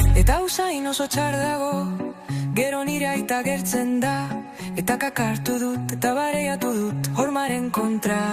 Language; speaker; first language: Basque; non-native, local second language; Spanish